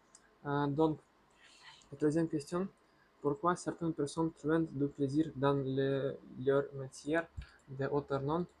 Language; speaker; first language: French; non-native, learner; Russian